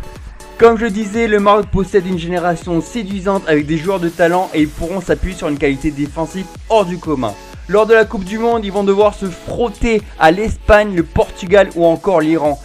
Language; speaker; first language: French; native; French